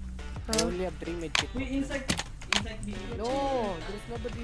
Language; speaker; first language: English; non-native, learner; Filipino